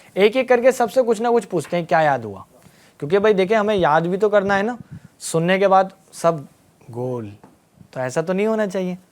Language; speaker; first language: Urdu; native; Urdu